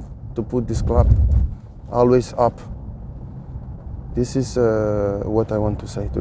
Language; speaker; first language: English; non-native, fluent; Portuguese